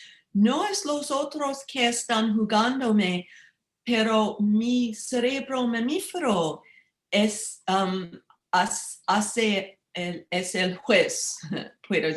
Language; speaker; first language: Spanish; non-native, learner; English